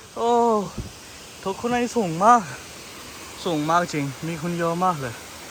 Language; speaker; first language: Thai; non-native, fluent; Punjabi